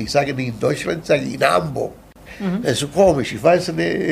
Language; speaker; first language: German; non-native, fluent; Italian